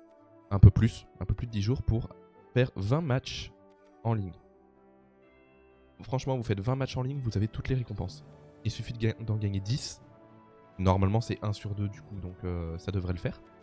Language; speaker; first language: French; native; French